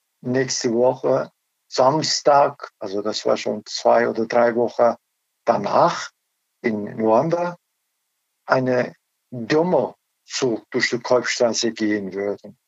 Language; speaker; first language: German; non-native, learner; Turkish